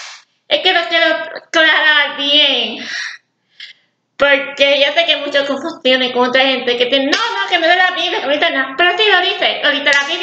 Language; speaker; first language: Spanish; early bilingual, heritage; English